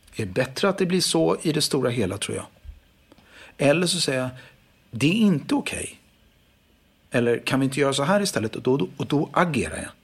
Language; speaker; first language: Swedish; native; Swedish